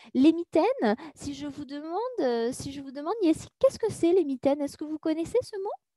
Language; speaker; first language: French; native; French